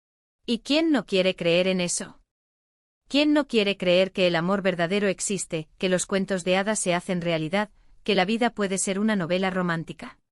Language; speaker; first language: Spanish; native; Spanish